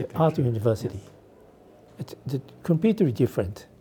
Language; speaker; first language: English; non-native, learner; Japanese